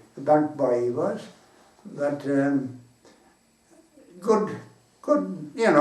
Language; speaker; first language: English; native; English